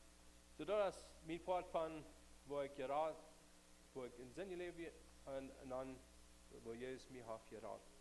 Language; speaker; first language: German; non-native, learner; Plautdietsch